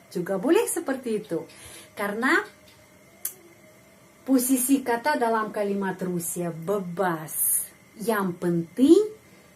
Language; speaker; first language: Indonesian; non-native, fluent; Russian